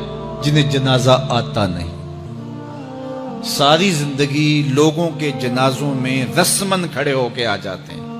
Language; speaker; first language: Urdu; native; Urdu